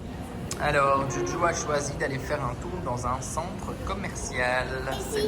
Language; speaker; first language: French; native; French